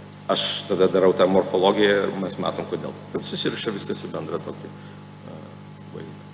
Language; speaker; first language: Lithuanian; native; Lithuanian